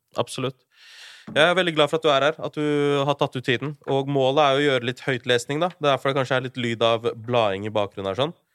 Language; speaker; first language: Norwegian; early bilingual, other home language; Urdu